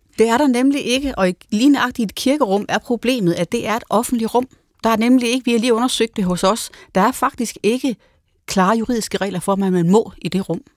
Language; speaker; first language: Danish; native; Danish